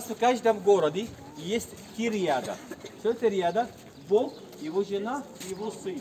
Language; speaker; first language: Russian; non-native, learner; Arabic